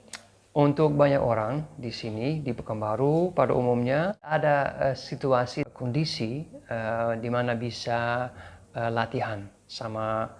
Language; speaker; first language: Indonesian; non-native, fluent; English